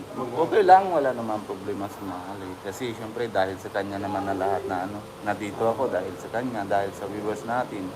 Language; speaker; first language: Filipino; non-native, learner; Punjabi